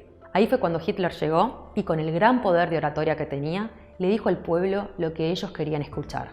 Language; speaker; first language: Spanish; native; Spanish